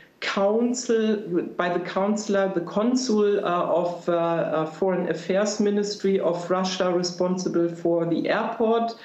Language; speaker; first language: English; non-native, fluent; German